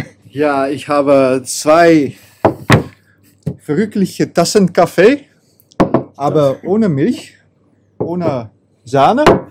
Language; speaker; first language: German; non-native, learner; Dutch